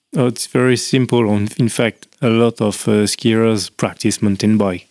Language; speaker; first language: English; non-native, learner; French